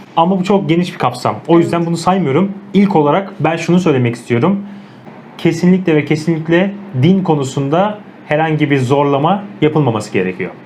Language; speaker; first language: Turkish; native; Turkish